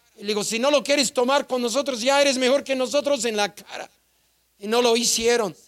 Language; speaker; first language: Spanish; non-native, fluent; English